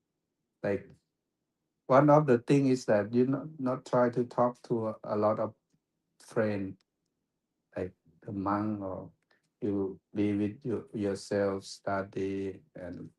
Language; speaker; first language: English; non-native, fluent; Thai